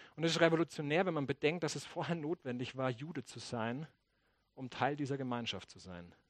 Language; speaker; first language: German; native; German